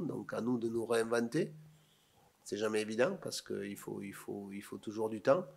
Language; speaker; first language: French; native; French